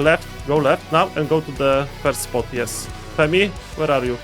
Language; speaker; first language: English; non-native, fluent; Polish